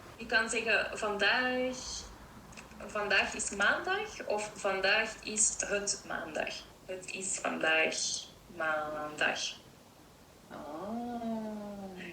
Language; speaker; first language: Dutch; non-native, fluent; English